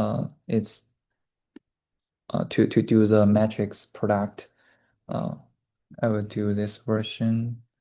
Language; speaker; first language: English; non-native, learner; Chinese